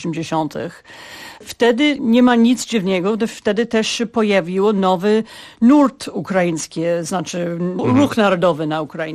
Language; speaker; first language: Polish; non-native, fluent; English